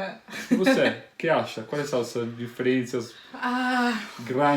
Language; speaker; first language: Portuguese; non-native, fluent; Italian